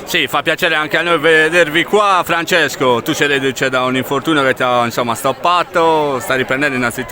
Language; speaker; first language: Italian; native; Italian